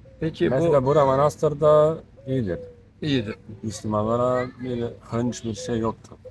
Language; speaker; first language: Turkish; non-native, learner; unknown